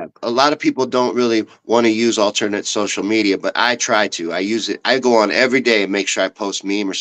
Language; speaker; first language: English; native; English